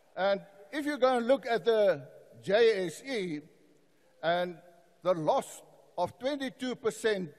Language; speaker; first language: English; non-native, local second language; Afrikaans